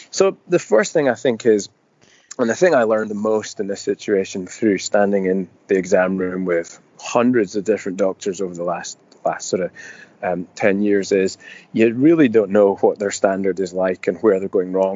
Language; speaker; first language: English; native; English